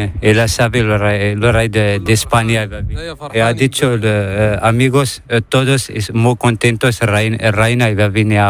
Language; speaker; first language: Spanish; non-native, learner; Arabic